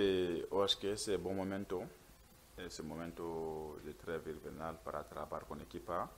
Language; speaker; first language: Portuguese; non-native, learner; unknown